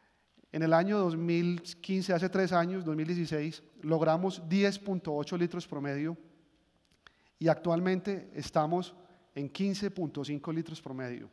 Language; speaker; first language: Spanish; native; Spanish